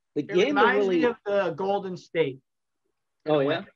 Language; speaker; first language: English; native; English